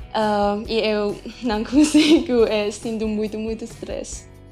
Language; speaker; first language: Portuguese; non-native, learner; Chinese